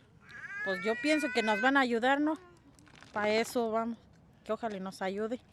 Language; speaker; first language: Spanish; native; Spanish